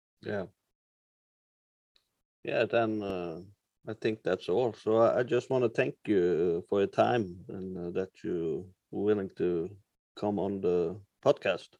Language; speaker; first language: English; non-native, learner; Norwegian